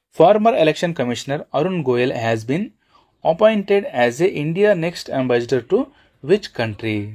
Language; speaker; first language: English; non-native, local second language; Telugu